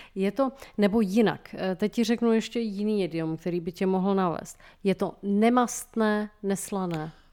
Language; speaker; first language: Czech; native; Czech